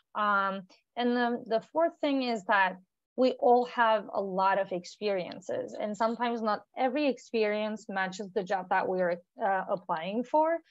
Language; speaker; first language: English; non-native, fluent; Turkish